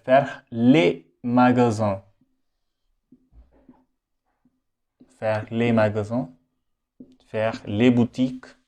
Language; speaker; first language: French; non-native, fluent; Hindi